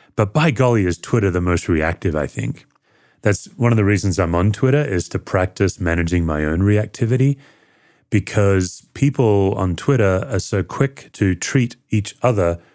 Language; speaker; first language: English; native; English